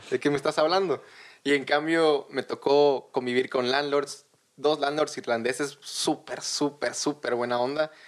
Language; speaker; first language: Spanish; native; Spanish